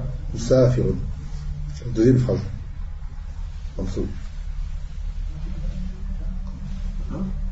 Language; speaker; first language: Arabic; non-native, fluent; French